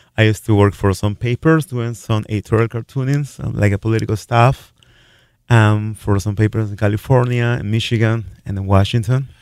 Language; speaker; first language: English; non-native, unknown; Spanish